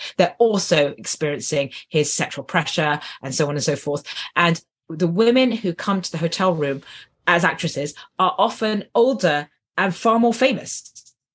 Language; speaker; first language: English; native; English